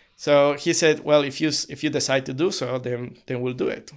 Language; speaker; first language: English; non-native, fluent; Spanish